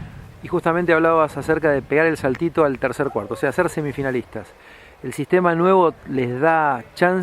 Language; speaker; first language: Spanish; native; Spanish